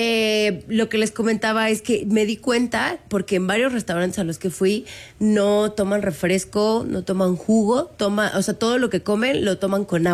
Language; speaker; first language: Spanish; native; Spanish